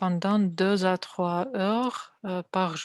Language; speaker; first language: French; non-native, learner; Russian